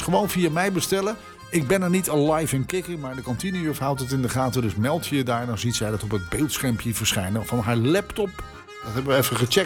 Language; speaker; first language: Dutch; native; Dutch